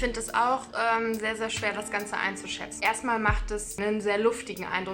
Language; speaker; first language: German; native; German